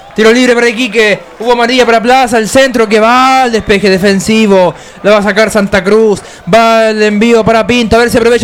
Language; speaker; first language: Spanish; native; Spanish